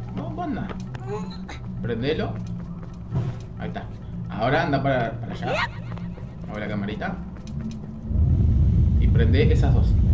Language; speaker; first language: Spanish; native; Spanish